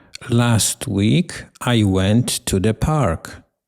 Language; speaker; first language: English; non-native, learner; Polish